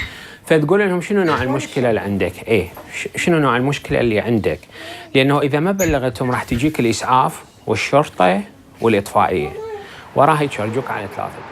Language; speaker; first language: Arabic; native; Arabic